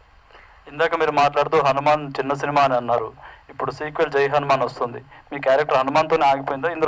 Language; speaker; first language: Telugu; native; Telugu